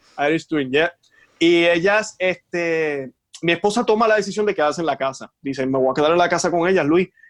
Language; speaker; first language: Spanish; native; Spanish